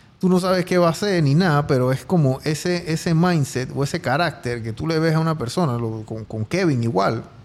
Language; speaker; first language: Spanish; native; Spanish